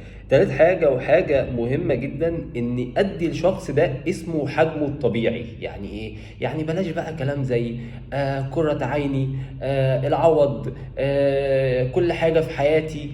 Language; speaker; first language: Arabic; native; Arabic